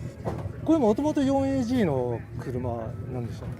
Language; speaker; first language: Japanese; native; Japanese